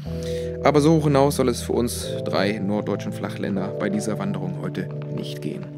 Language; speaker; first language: German; native; German